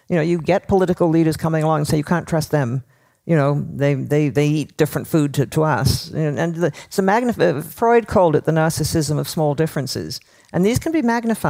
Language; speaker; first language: English; native; English